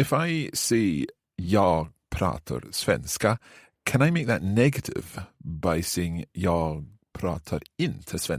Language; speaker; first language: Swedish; non-native, learner; English